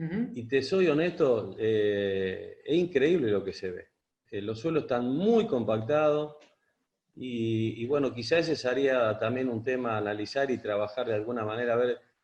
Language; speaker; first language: Spanish; native; Spanish